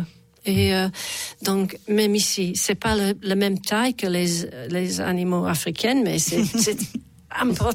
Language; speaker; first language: French; non-native, fluent; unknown